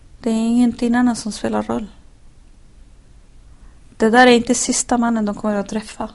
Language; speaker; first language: Swedish; non-native, fluent; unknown